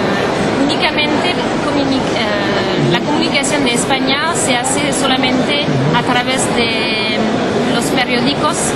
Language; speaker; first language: Spanish; non-native, learner; French